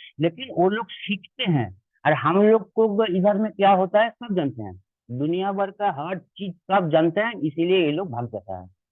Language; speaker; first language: Hindi; non-native, local second language; Bangla